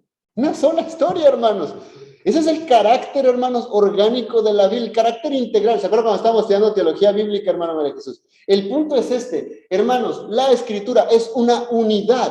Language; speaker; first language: Spanish; native; Spanish